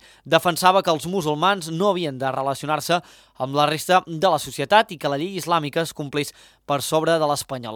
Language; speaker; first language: Catalan; native; Catalan